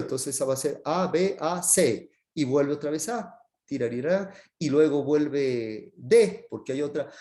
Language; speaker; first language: Spanish; native; Spanish